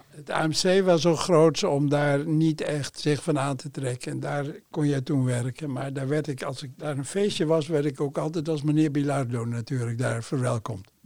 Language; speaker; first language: Dutch; native; Dutch